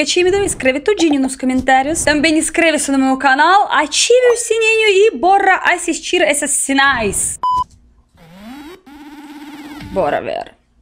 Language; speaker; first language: Portuguese; non-native, learner; Russian